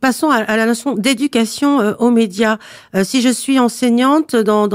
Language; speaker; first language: French; native; French